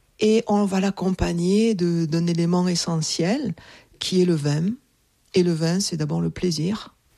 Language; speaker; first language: French; native; French